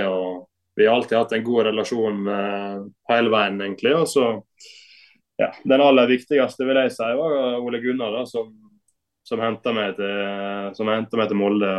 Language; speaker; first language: Norwegian; native; Norwegian